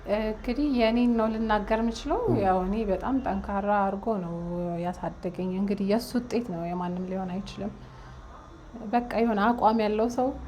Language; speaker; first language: Amharic; native; Amharic